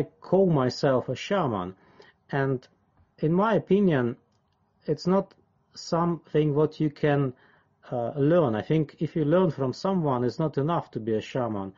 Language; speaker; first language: English; non-native, fluent; Russian